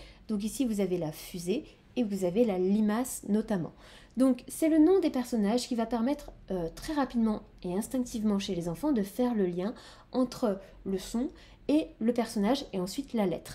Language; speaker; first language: French; native; French